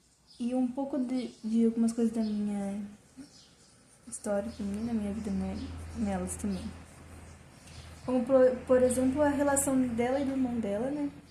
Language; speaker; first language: Portuguese; native; Portuguese